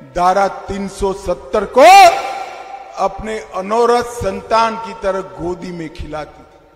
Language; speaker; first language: Hindi; non-native, local second language; Gujarati